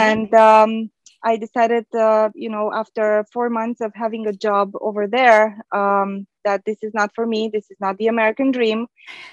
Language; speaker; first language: English; non-native, fluent; Romanian